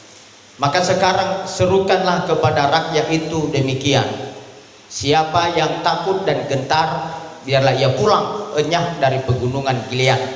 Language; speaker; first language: Indonesian; native; Indonesian